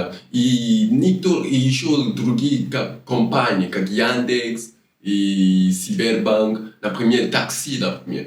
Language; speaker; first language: Russian; non-native, learner; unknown